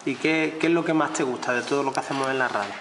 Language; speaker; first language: Spanish; native; Spanish